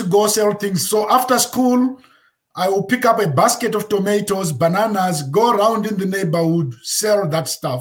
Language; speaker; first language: English; non-native, local second language; Shona